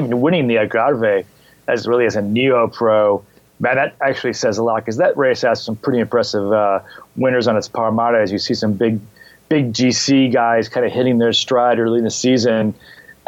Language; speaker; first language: English; native; English